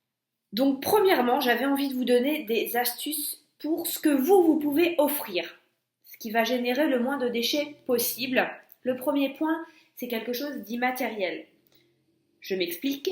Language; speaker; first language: French; native; French